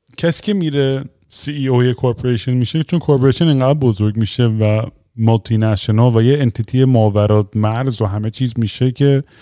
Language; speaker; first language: Persian; native; Persian